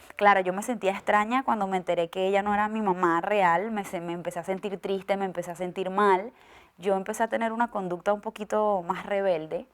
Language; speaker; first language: Spanish; native; Spanish